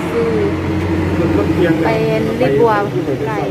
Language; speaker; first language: Portuguese; non-native, learner; Thai